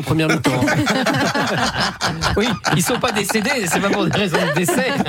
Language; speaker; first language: French; native; French